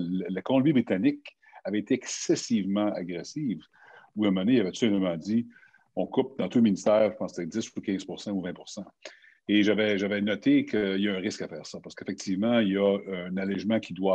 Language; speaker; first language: French; native; French